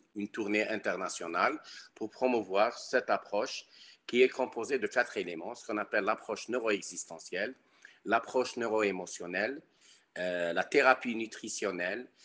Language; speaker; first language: French; non-native, local second language; Arabic